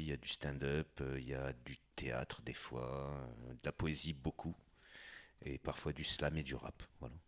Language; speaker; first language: French; native; French